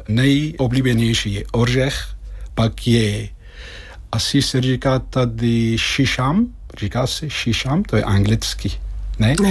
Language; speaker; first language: Czech; non-native, fluent; Arabic